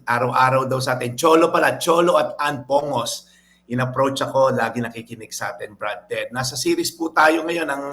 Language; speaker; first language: Filipino; native; Filipino